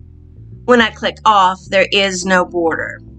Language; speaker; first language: English; native; English